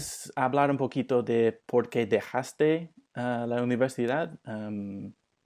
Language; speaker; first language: Spanish; non-native, fluent; English